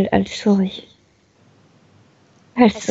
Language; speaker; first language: French; non-native, fluent; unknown